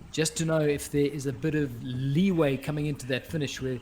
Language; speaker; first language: English; native; English